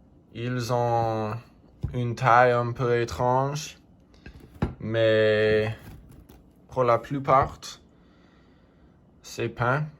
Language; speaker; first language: French; non-native, learner; English